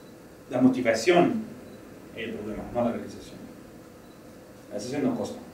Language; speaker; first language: Spanish; non-native, learner; Romanian